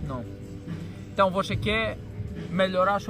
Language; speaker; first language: Portuguese; non-native, fluent; Greek